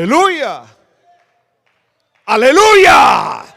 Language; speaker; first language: Spanish; native; Spanish